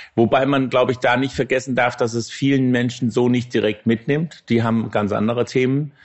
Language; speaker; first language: German; non-native, fluent; Danish